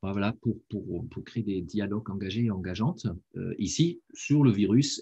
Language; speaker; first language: French; non-native, fluent; German